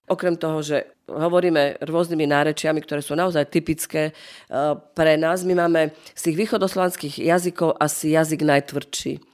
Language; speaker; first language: Slovak; non-native, local second language; Rusyn